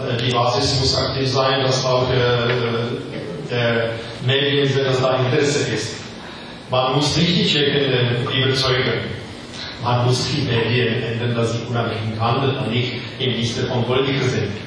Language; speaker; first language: German; non-native, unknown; Czech